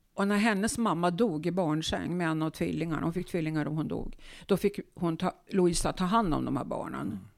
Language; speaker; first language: Swedish; native; Swedish